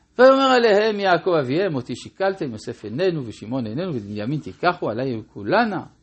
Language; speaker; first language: Hebrew; non-native, fluent; French